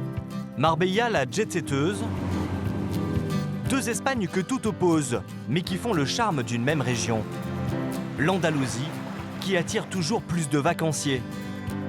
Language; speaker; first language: French; native; French